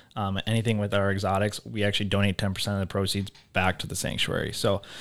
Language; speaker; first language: English; native; English